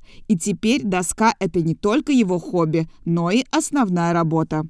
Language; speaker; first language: Russian; native; Russian